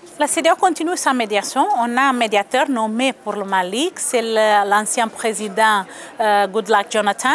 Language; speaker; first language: French; non-native, fluent; Portuguese